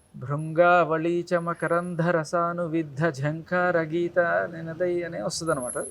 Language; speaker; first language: Telugu; native; Telugu